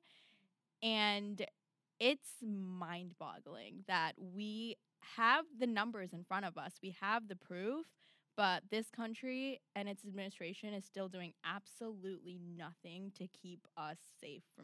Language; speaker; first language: English; non-native, local second language; Urdu